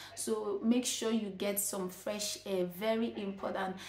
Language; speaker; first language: English; non-native, local second language; Igbo